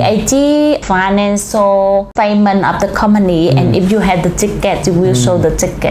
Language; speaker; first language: English; non-native, learner; Vietnamese